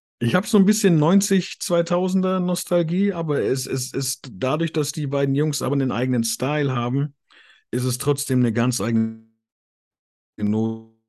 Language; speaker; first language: German; native; German